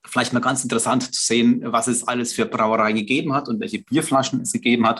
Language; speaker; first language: German; native; German